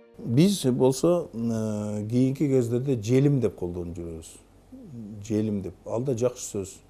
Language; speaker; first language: Kyrgyz; native; Kyrgyz